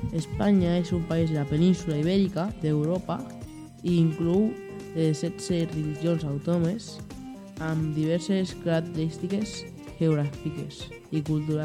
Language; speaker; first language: Catalan; non-native, local second language; Spanish